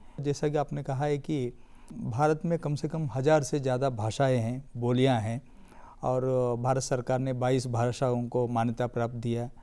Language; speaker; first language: Hindi; non-native, local second language; Telugu